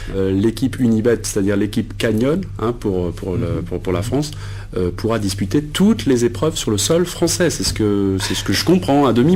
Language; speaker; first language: French; native; French